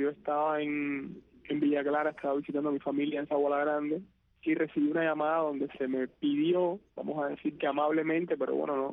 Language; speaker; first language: Spanish; native; Spanish